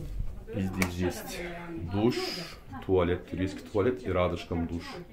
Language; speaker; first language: Russian; non-native, learner; Turkish